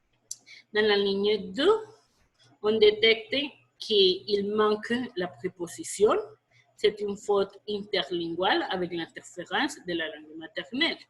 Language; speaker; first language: French; non-native, fluent; Spanish